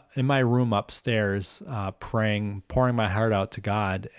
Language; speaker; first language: English; native; English